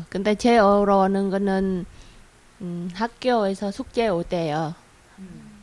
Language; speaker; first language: Korean; non-native, fluent; Vietnamese